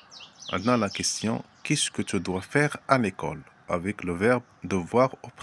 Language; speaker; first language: French; non-native, fluent; Arabic